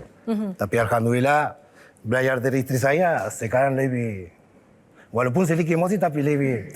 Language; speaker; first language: Indonesian; non-native, fluent; Spanish